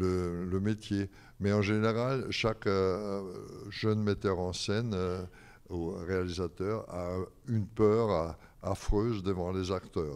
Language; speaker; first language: French; non-native, fluent; German